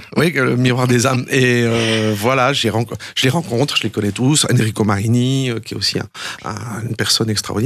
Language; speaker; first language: French; native; French